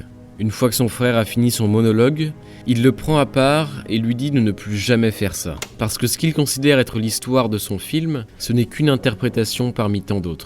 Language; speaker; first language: French; native; French